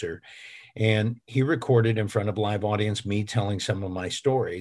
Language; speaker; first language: English; native; English